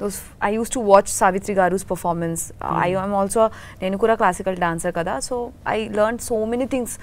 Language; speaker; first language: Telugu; non-native, learner; Bangla